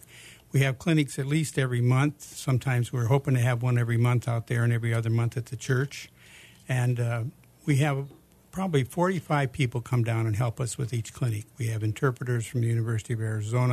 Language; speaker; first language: English; native; English